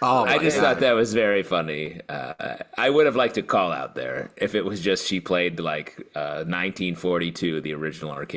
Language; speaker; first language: English; native; English